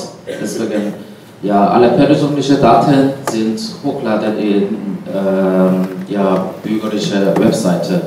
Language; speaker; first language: German; non-native, learner; Korean